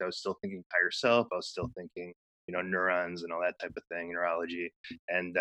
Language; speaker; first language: English; native; English